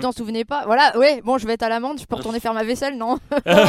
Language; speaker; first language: French; native; French